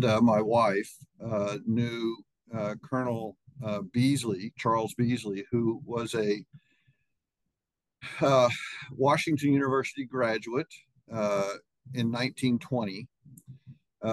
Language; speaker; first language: English; native; English